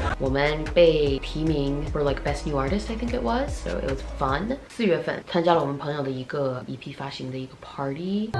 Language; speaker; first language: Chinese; early bilingual, heritage; Chinese